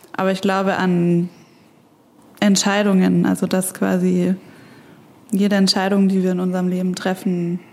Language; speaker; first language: German; native; German